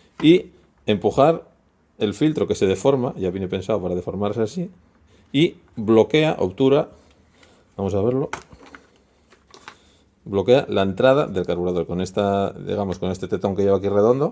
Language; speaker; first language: Spanish; native; Spanish